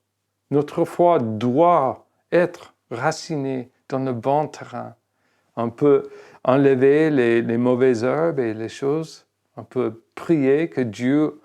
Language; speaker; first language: French; non-native, fluent; English